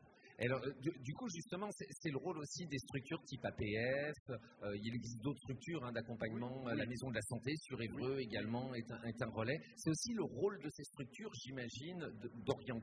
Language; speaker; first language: French; native; French